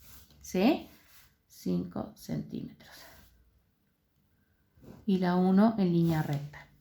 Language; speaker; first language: Spanish; native; Spanish